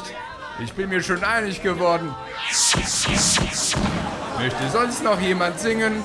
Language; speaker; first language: German; native; German